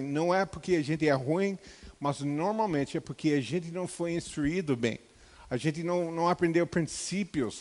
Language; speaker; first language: Portuguese; non-native, fluent; English